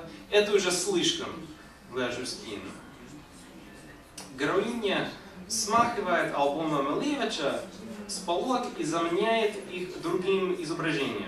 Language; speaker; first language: Russian; non-native, fluent; English